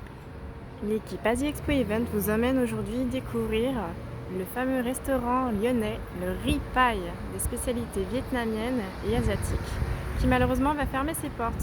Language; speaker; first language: French; native; French